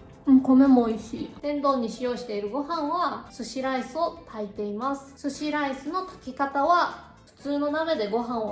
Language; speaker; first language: Japanese; native; Japanese